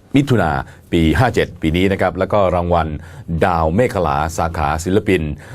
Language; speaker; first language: Thai; native; Thai